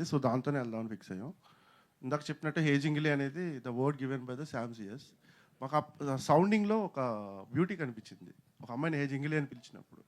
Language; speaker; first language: Telugu; native; Telugu